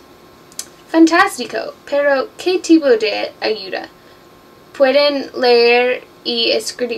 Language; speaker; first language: Spanish; non-native, learner; English